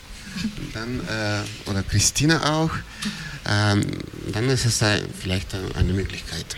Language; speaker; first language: German; non-native, fluent; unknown